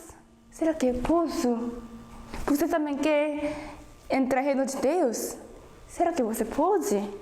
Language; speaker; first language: Portuguese; non-native, fluent; Korean